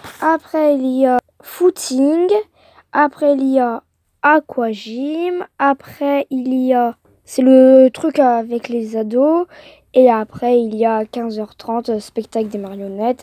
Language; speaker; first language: French; native; French